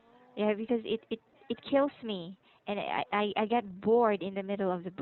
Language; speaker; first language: English; non-native, local second language; Filipino